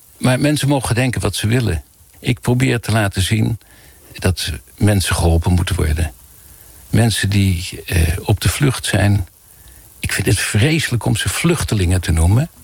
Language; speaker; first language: Dutch; native; Dutch